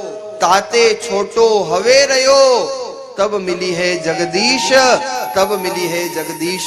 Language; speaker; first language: Hindi; native; Hindi